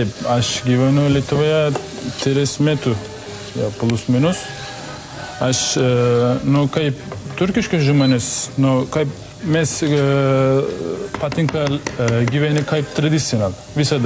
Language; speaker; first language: Lithuanian; non-native, learner; Turkish